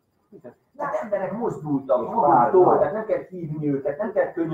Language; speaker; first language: Hungarian; native; Hungarian